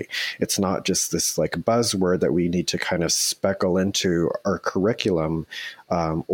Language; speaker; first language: English; native; English